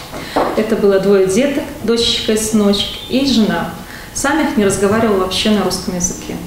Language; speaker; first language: Russian; native; Russian